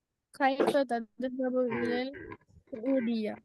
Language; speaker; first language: Arabic; non-native, learner; Tamil